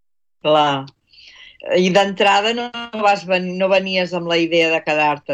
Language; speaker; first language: Catalan; native; Catalan